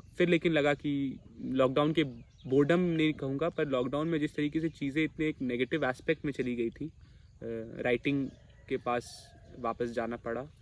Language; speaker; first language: Hindi; non-native, local second language; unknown